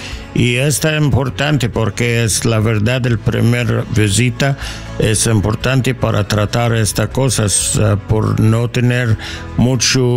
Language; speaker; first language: Spanish; non-native, learner; English